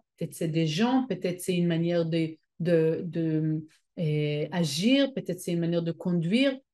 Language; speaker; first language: French; non-native, fluent; Hebrew